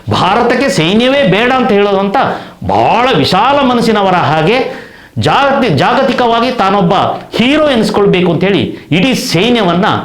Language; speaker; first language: Kannada; non-native, local second language; Kodava